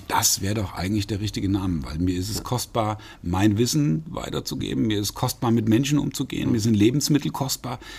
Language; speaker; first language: German; native; German